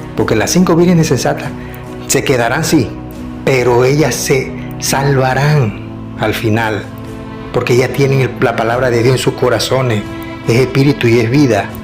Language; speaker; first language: Spanish; native; Spanish